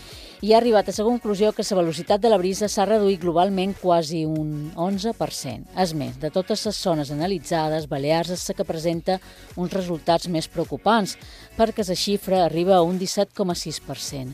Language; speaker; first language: Catalan; native; Catalan